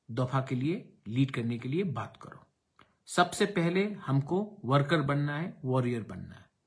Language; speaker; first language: Hindi; non-native, local second language; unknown